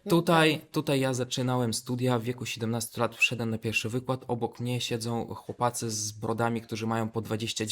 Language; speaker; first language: Polish; non-native, fluent; Belarusian